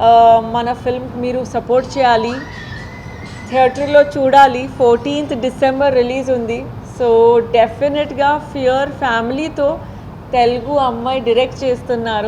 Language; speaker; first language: Telugu; non-native, fluent; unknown